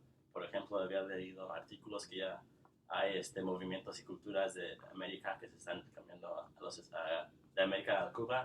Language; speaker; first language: Spanish; early bilingual, heritage; English